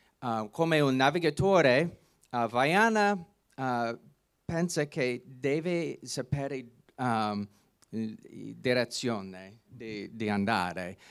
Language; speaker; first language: Italian; non-native, learner; English